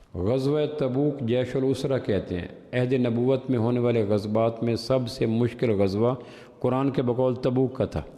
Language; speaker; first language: Urdu; non-native, local second language; Punjabi